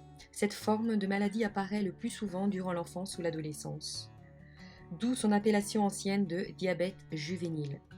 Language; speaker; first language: French; native; French